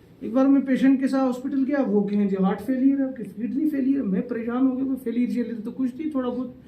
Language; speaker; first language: Urdu; non-native, local second language; Saraiki